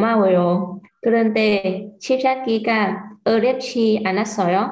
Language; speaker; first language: Korean; non-native, learner; Vietnamese